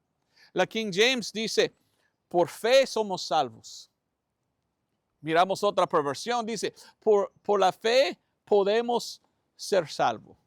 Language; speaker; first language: Spanish; non-native, fluent; English